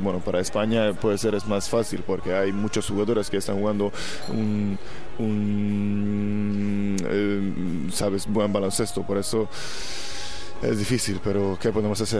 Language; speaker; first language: Spanish; non-native, fluent; Hungarian